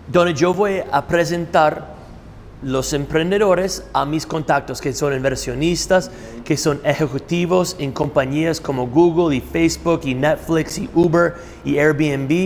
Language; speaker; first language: Spanish; non-native, fluent; English